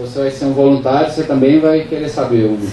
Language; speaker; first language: Portuguese; native; Portuguese